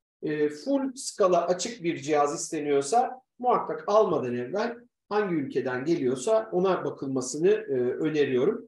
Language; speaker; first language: Turkish; native; Turkish